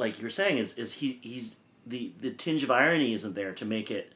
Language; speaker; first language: English; native; English